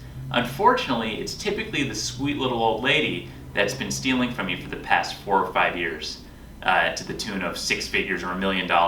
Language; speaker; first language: English; native; English